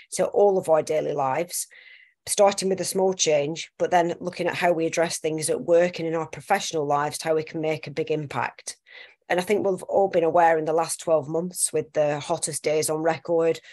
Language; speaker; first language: English; native; English